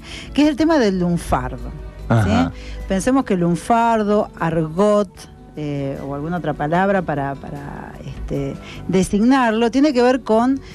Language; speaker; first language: Spanish; native; Spanish